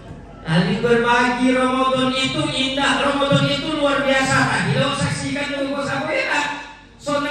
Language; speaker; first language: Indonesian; non-native, local second language; Minangkabau